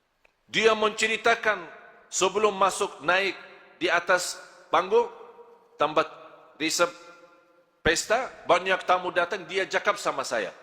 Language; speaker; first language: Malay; non-native, fluent; Arabic